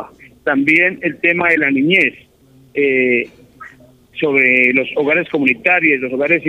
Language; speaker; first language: Spanish; native; Spanish